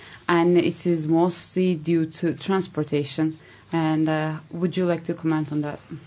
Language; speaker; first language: English; non-native, fluent; Turkish